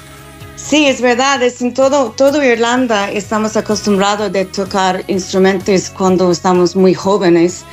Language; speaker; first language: Spanish; non-native, fluent; English